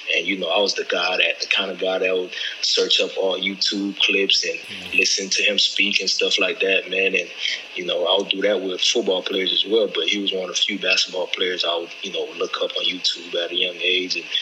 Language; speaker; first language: English; native; English